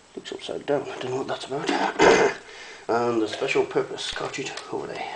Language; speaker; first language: English; native; English